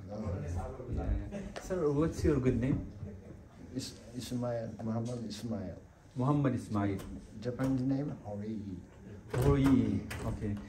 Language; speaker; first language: English; non-native, learner; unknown